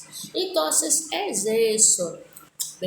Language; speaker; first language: Spanish; non-native, fluent; Portuguese